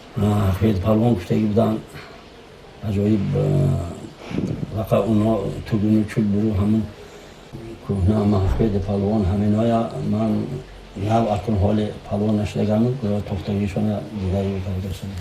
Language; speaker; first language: Tajik; native; Tajik